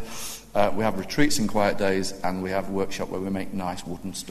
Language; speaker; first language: English; native; English